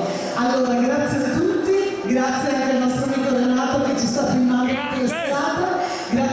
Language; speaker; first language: Italian; native; Italian